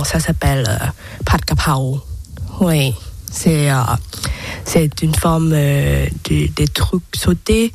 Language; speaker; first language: French; non-native, learner; Thai